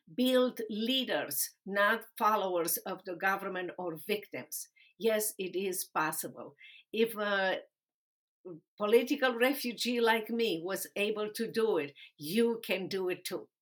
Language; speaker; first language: English; non-native, fluent; Romanian